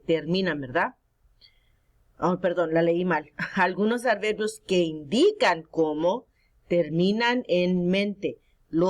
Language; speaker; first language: Spanish; early bilingual, heritage; Spanish